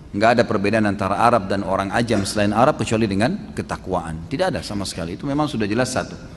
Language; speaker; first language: Indonesian; native; Indonesian